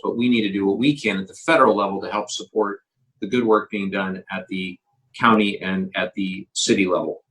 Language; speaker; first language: English; native; English